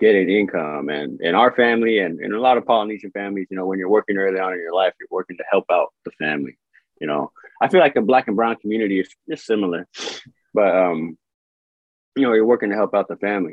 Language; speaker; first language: English; native; English